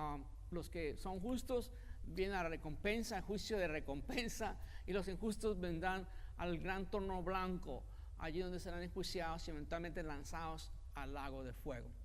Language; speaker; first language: Spanish; native; Spanish